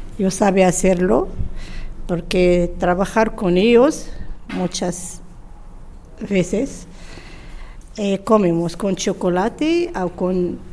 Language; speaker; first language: Spanish; non-native, learner; Arabic